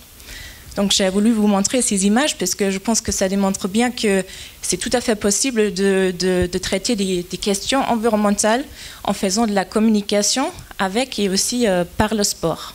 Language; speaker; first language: French; non-native, fluent; German